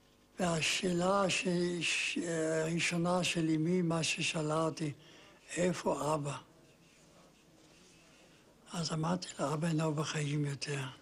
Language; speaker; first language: Hebrew; non-native, fluent; German